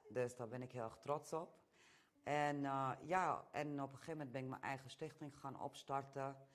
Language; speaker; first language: Dutch; early bilingual, other home language; Romany